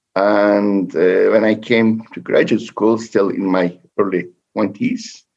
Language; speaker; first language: English; non-native, fluent; Turkish